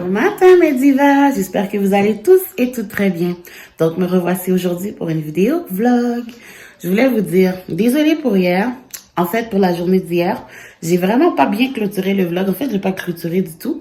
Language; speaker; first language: French; native; French